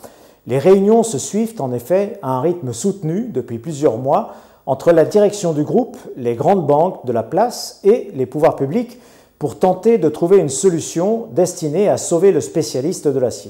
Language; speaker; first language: French; non-native, local second language; Arabic